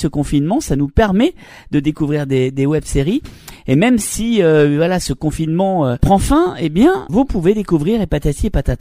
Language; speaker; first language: French; native; French